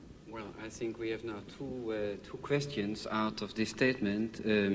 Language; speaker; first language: English; non-native, fluent; Dutch